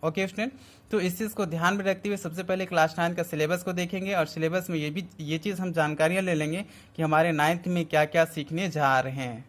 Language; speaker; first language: Hindi; native; Hindi